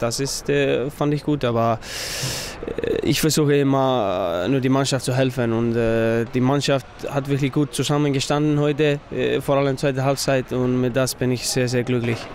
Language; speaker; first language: German; non-native, fluent; Icelandic